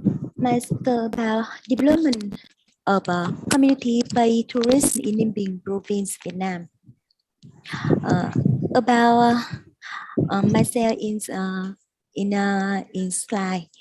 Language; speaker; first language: English; non-native, learner; Vietnamese